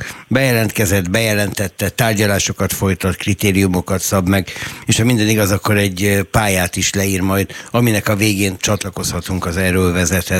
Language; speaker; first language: Hungarian; native; Hungarian